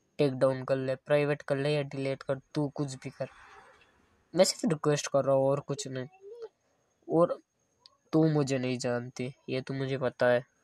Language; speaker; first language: Hindi; native; Hindi